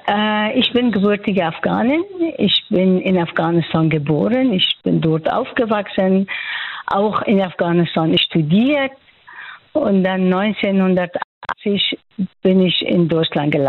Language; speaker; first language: German; non-native, fluent; Persian